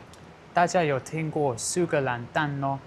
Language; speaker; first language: Chinese; non-native, fluent; English